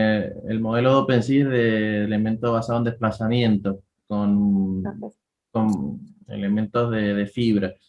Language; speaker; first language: Spanish; native; Spanish